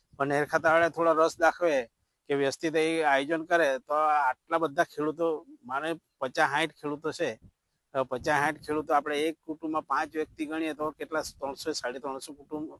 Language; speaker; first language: Gujarati; non-native, local second language; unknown